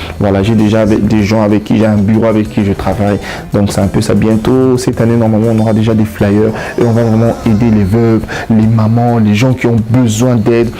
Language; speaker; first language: French; non-native, local second language; Lingala